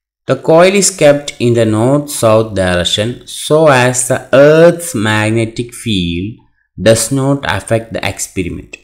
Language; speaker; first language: English; non-native, local second language; Malayalam